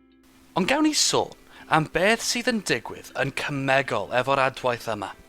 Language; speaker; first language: Welsh; non-native, local second language; English